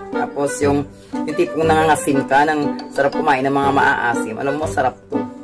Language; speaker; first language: Filipino; non-native, local second language; Hiligaynon